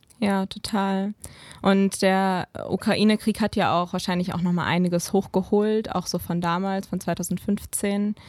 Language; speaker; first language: German; native; German